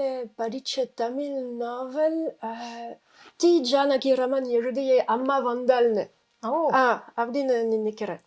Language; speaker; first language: Tamil; non-native, fluent; Spanish